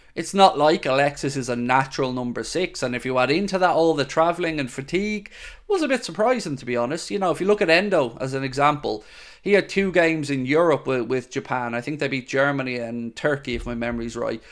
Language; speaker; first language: English; native; English